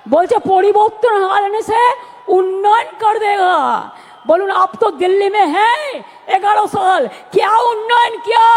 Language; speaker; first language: Hindi; non-native, local second language; Bangla